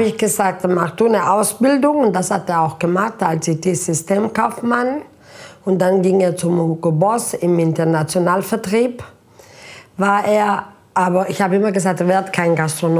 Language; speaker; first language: German; non-native, fluent; Italian